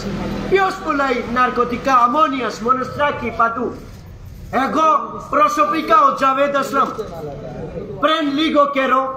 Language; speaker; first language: Greek; non-native, fluent; Urdu